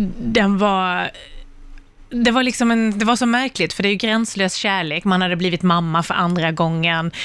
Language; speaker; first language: Swedish; native; Swedish